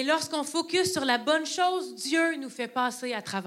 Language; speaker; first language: French; native; French